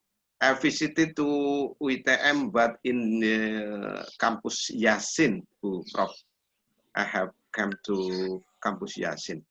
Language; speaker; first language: English; non-native, learner; Indonesian